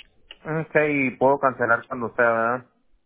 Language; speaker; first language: Spanish; early bilingual, heritage; Spanish